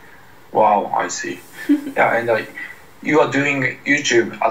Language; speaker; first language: English; non-native, learner; Japanese